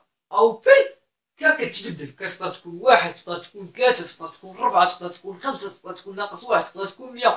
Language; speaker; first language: Arabic; native; Arabic